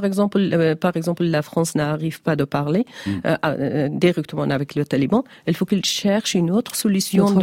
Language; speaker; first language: French; non-native, learner; Persian